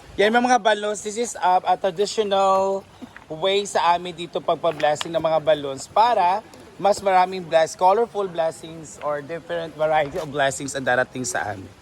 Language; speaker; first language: Filipino; non-native, local second language; Cebuano